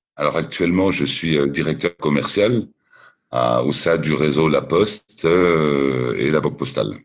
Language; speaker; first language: French; native; French